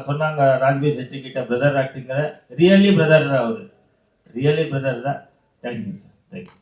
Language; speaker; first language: Tamil; non-native, learner; Kannada